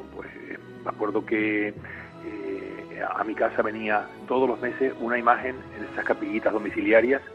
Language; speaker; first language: Spanish; native; Spanish